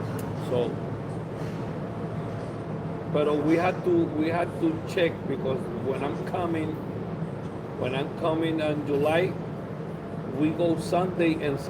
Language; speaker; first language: English; non-native, learner; Spanish